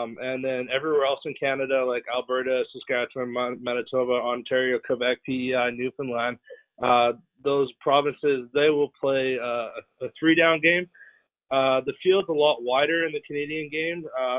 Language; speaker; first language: English; native; English